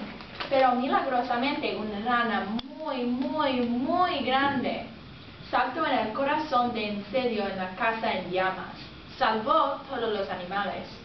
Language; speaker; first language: Spanish; non-native, learner; English